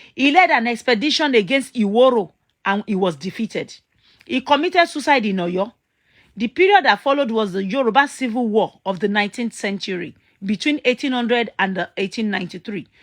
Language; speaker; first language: English; non-native, local second language; Yoruba